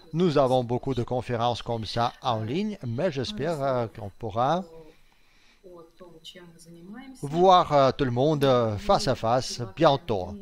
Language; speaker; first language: French; non-native, fluent; Russian